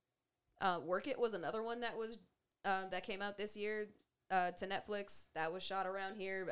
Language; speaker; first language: English; native; English